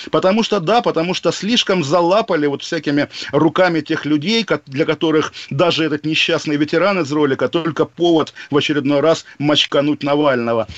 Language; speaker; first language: Russian; native; Russian